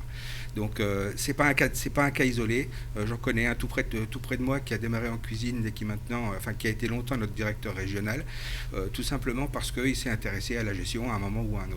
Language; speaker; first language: French; native; French